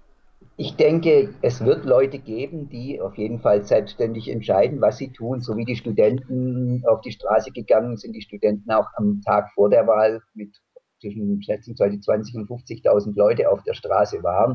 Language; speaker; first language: German; native; German